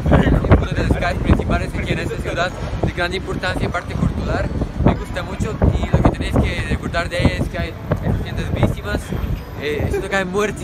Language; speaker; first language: Spanish; non-native, learner; Bulgarian